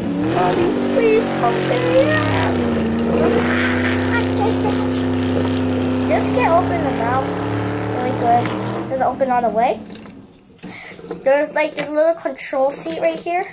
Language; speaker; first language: English; native; English